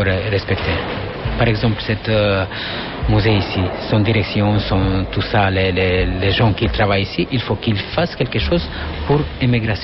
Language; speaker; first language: French; non-native, learner; Albanian